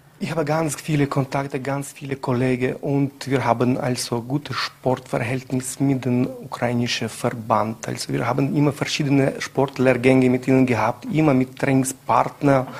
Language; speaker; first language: German; non-native, learner; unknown